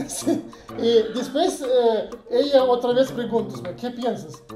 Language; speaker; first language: Spanish; non-native, learner; Russian